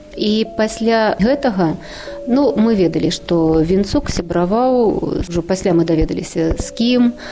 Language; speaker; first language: Belarusian; non-native, local second language; Russian